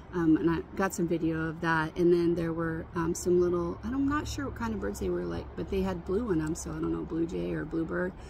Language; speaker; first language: English; native; English